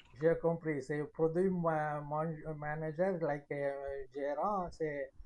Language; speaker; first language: French; non-native, learner; Tamil